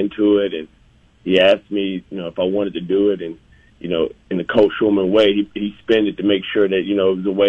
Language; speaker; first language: English; native; English